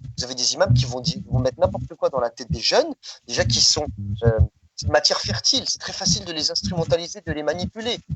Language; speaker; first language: French; early bilingual, other home language; Riffian